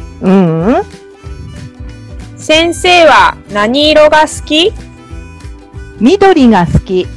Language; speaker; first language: Japanese; non-native, fluent; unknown